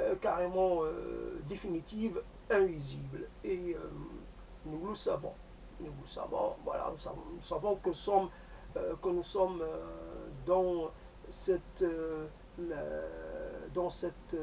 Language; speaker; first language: French; native; French